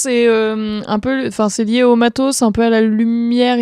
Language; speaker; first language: French; native; French